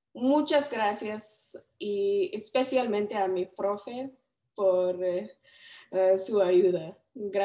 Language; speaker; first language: Spanish; non-native, learner; English